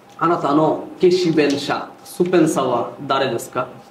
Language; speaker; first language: Japanese; non-native, learner; Bangla